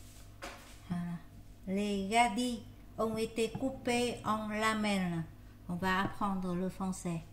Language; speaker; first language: French; non-native, learner; Vietnamese